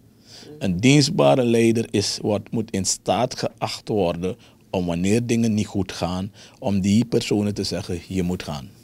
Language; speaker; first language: Dutch; native; Dutch